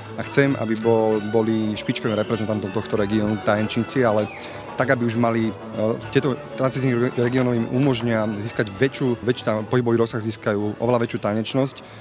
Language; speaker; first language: Slovak; native; Slovak